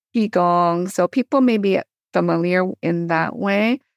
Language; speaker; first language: English; native; English